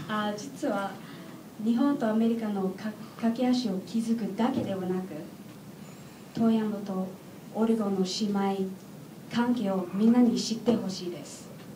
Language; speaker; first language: Japanese; non-native, learner; English